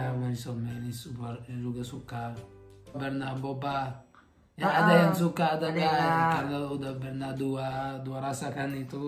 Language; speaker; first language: Indonesian; non-native, learner; Arabic